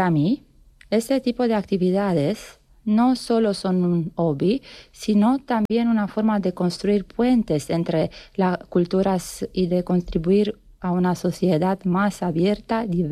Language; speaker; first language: Spanish; non-native, fluent; Romanian